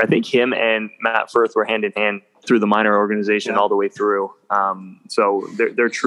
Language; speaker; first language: English; native; English